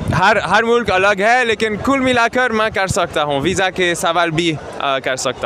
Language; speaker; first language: Hindi; non-native, learner; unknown